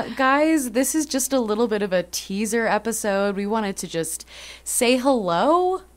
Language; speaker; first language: English; native; English